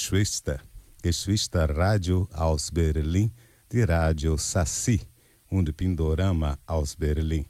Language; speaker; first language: German; non-native, learner; Portuguese